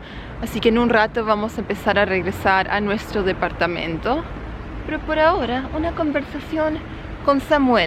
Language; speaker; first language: Spanish; native; Spanish